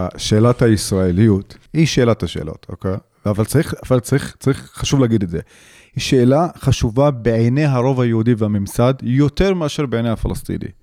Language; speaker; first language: Hebrew; non-native, local second language; Arabic